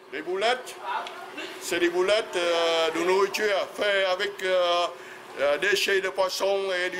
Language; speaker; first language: French; non-native, fluent; Vietnamese